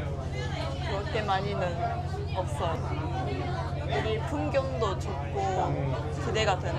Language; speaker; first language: Korean; non-native, learner; Japanese